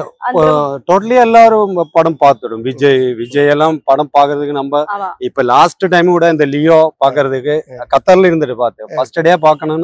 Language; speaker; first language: Tamil; non-native, learner; Malayalam